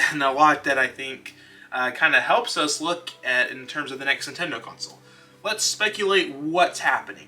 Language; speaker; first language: English; native; English